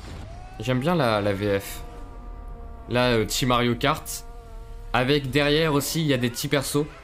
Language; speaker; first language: French; native; French